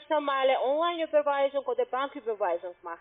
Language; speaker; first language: German; non-native, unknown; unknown